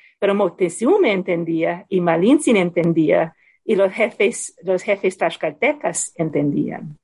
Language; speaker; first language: Spanish; non-native, fluent; English